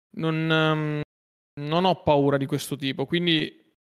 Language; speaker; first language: Italian; native; Italian